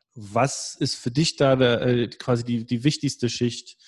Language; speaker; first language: German; non-native, fluent; English